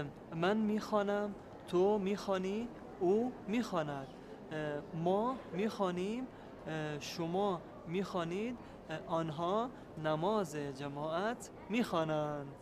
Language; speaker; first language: Persian; non-native, learner; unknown